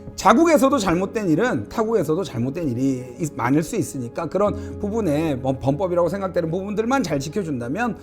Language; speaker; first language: Korean; native; Korean